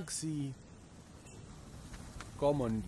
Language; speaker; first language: Vietnamese; non-native, learner; English